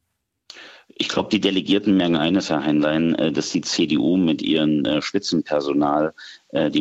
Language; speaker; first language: German; native; German